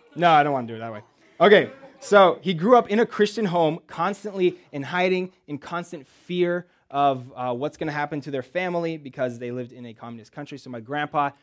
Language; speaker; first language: English; early bilingual, other home language; Russian